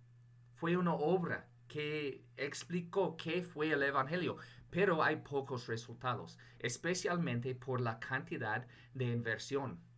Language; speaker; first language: Spanish; non-native, fluent; English